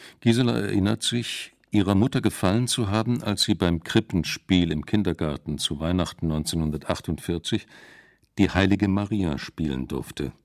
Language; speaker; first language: German; native; German